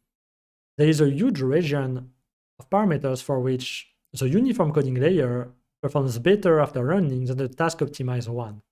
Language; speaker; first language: English; non-native, fluent; French